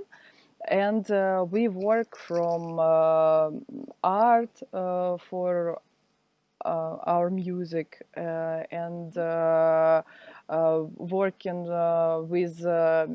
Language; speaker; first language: English; non-native, learner; Russian